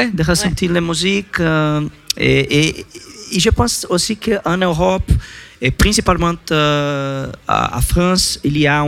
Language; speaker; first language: French; non-native, learner; Portuguese